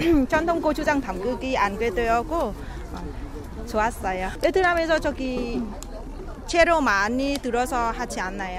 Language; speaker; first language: Korean; non-native, learner; Vietnamese